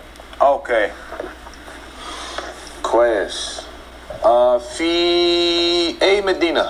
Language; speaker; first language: Arabic; non-native, learner; English